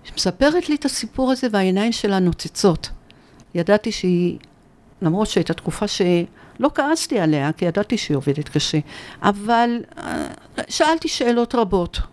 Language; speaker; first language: Hebrew; early bilingual, other home language; Arabic